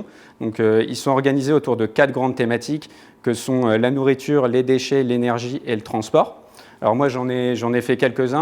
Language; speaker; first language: French; native; French